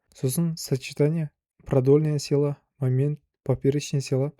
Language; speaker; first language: Russian; non-native, local second language; Kazakh